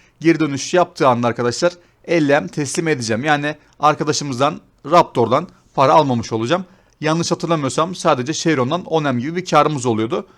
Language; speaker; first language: Turkish; native; Turkish